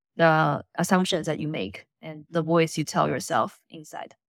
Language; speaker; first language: English; non-native, fluent; Chinese